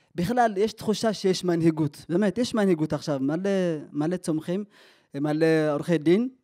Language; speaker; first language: Hebrew; early bilingual, other home language; Amharic